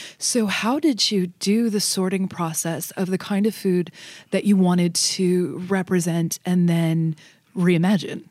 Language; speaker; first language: English; native; English